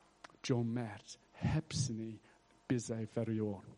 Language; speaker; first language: Turkish; non-native, fluent; English